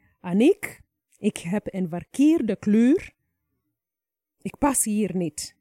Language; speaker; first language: Dutch; non-native, fluent; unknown